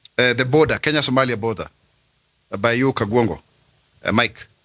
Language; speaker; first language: English; non-native, local second language; Kikuyu